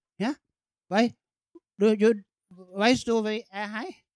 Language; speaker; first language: German; non-native, learner; Thai